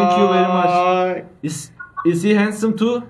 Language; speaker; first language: English; non-native, learner; Turkish